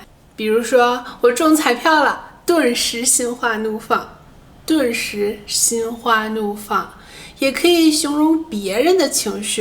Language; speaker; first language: Chinese; native; Chinese